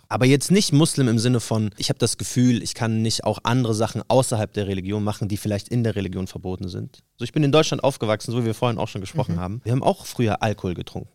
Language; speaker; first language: German; native; German